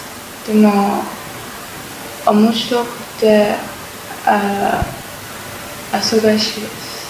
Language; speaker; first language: Japanese; non-native, learner; Chinese